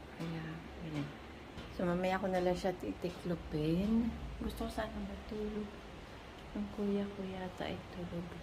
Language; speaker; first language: Filipino; native; Filipino